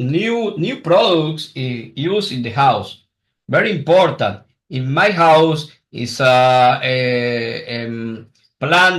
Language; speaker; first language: English; non-native, learner; Spanish